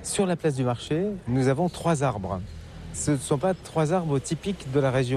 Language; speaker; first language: French; native; French